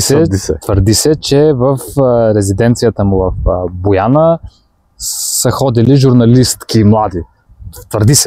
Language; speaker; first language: Bulgarian; native; Bulgarian